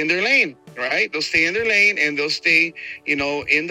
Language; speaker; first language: English; early bilingual, other home language; Spanish